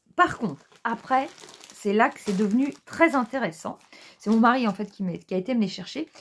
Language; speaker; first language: French; native; French